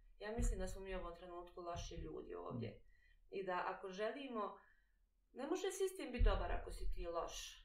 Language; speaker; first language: Bosnian; native; Bosnian